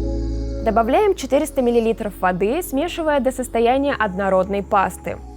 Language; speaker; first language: Russian; native; Russian